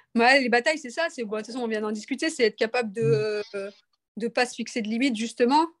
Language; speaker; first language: French; native; French